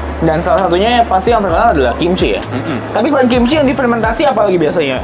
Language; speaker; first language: Indonesian; native; Indonesian